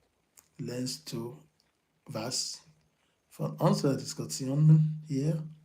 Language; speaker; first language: German; non-native, learner; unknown